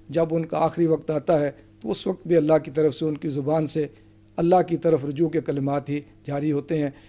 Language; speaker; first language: Urdu; native; Urdu